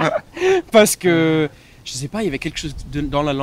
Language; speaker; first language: French; non-native, fluent; English